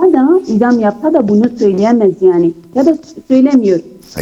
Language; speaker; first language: Turkish; non-native, fluent; Kurdish